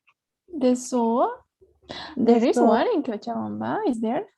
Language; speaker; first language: English; non-native, fluent; Spanish